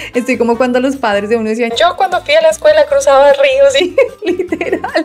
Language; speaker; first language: Spanish; native; Spanish